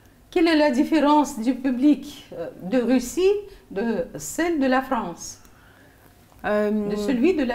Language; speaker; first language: French; non-native, fluent; Russian